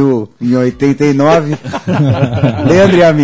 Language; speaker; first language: Portuguese; native; Portuguese